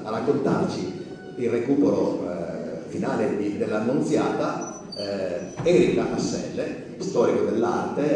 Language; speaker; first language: Italian; native; Italian